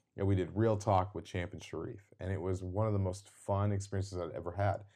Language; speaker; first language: English; native; English